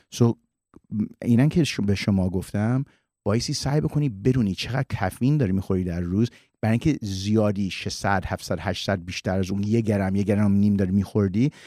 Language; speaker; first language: Persian; early bilingual, heritage; Persian